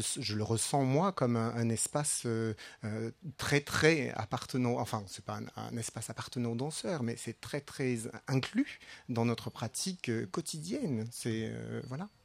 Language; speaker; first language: French; native; French